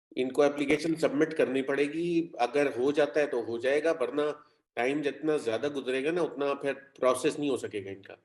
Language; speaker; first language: Urdu; native; Urdu